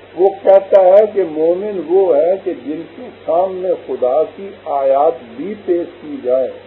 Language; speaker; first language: Urdu; non-native, local second language; Punjabi